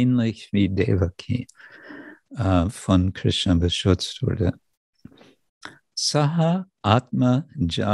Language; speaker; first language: German; non-native, fluent; English